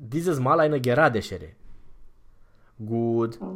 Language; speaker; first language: German; non-native, fluent; Romanian